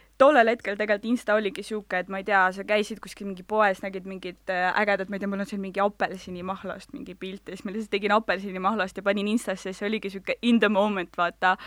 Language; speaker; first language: Estonian; non-native, local second language; Russian